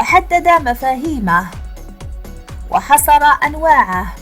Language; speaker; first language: Arabic; native; Arabic